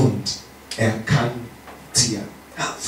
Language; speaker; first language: German; non-native, learner; English